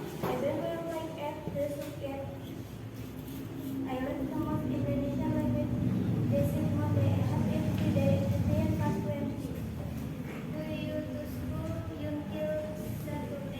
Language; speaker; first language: English; non-native, learner; Indonesian